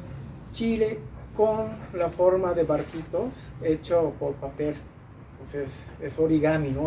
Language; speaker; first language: Spanish; non-native, learner; Japanese